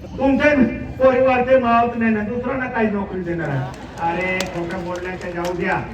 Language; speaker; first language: Marathi; non-native, local second language; Bhili